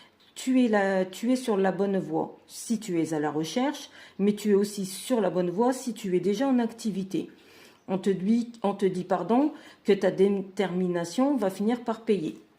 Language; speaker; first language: French; native; French